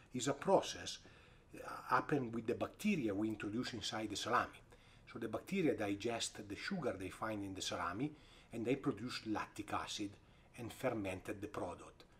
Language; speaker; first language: English; non-native, fluent; Italian